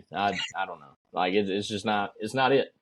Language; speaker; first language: English; native; English